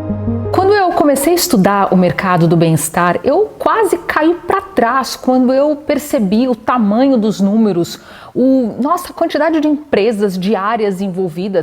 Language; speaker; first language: Portuguese; native; Portuguese